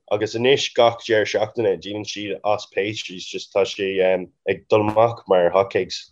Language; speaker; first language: Irish; non-native, local second language; English